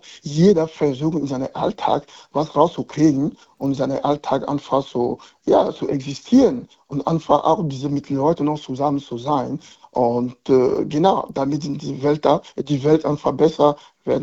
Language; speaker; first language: German; non-native, learner; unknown